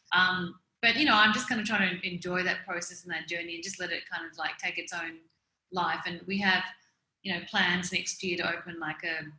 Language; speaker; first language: English; native; English